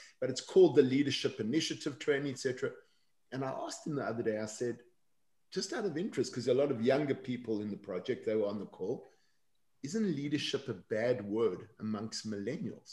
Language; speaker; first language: English; native; English